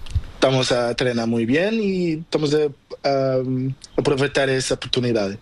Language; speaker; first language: Spanish; non-native, learner; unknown